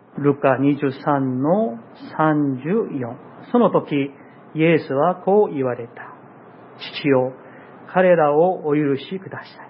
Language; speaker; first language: Japanese; non-native, fluent; Korean